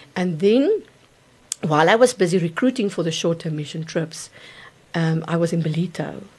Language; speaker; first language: English; non-native, local second language; Afrikaans